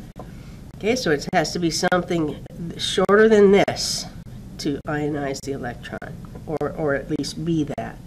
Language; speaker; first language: English; native; English